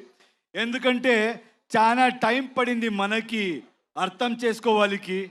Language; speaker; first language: Telugu; non-native, learner; Kannada